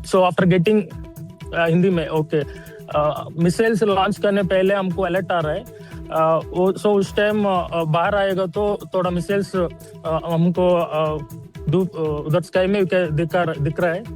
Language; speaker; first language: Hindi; non-native, local second language; Telugu